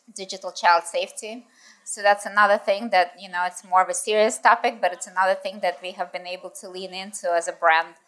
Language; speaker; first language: English; native; English